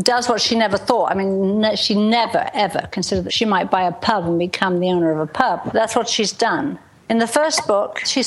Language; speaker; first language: English; native; English